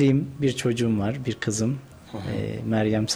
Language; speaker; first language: Turkish; native; Turkish